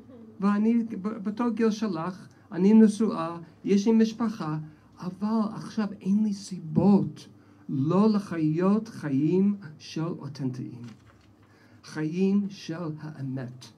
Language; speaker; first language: Hebrew; non-native, fluent; English